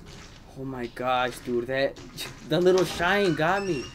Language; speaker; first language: English; native; English